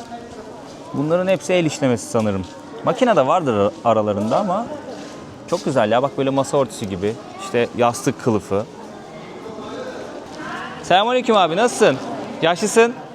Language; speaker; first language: Turkish; native; Turkish